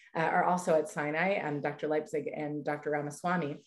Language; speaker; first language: English; native; English